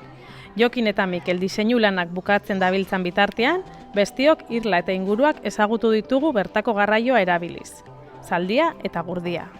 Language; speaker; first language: Basque; native; Basque